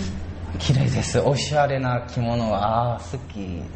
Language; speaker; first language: Japanese; non-native, learner; Korean